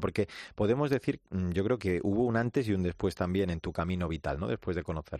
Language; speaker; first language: Spanish; native; Spanish